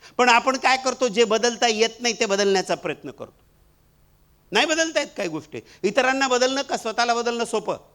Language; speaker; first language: Marathi; non-native, local second language; Marwari